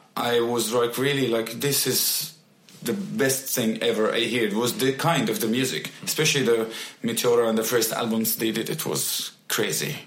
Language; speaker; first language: English; non-native, fluent; Arabic